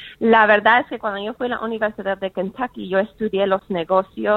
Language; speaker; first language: Spanish; early bilingual, heritage; Spanish